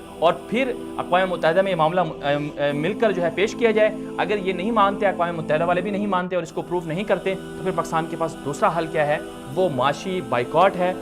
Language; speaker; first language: Urdu; native; Urdu